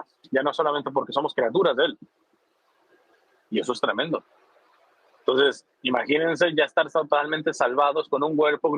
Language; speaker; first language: Spanish; native; Spanish